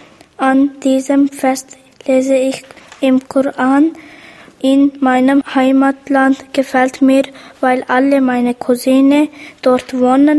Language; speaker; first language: German; early bilingual, other home language; Urdu